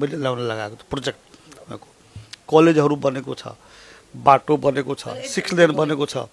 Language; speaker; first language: Nepali; non-native, local second language; Maithili